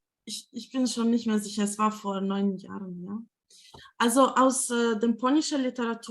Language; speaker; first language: German; non-native, fluent; Ukrainian